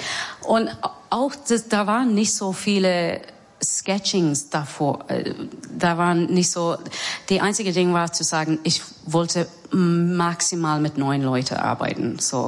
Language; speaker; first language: German; non-native, fluent; English